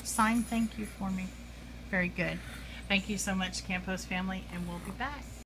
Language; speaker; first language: English; native; English